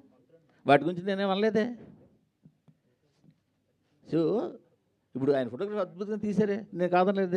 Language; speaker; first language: Telugu; native; Telugu